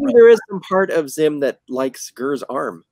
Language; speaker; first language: English; native; English